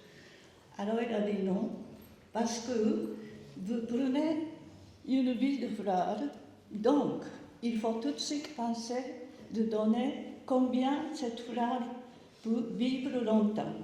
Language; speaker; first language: French; non-native, learner; Japanese